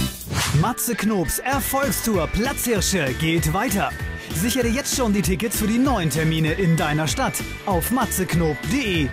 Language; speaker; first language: German; native; German